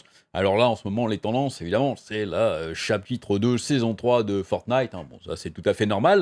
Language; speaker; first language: French; native; French